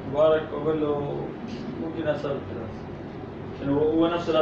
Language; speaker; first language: Arabic; non-native, fluent; Hindi